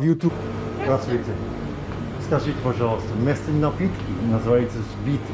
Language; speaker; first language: Russian; non-native, learner; English